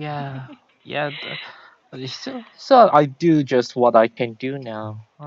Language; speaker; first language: English; non-native, learner; Korean